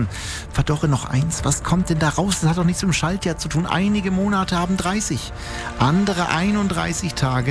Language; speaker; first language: German; native; German